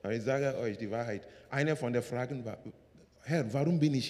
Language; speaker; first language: German; non-native, learner; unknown